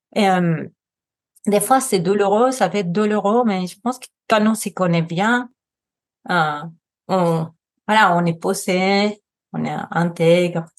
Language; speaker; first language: French; non-native, fluent; Spanish